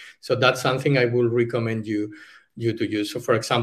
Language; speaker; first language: English; non-native, fluent; Spanish